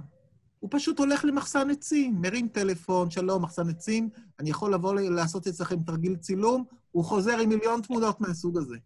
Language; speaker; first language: Hebrew; native; Hebrew